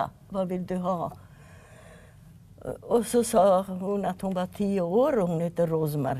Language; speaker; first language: Swedish; non-native, fluent; Yiddish